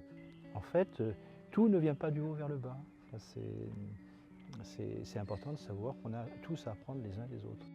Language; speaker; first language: French; native; French